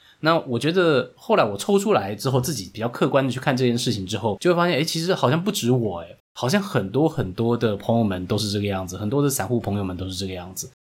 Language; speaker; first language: Chinese; native; Chinese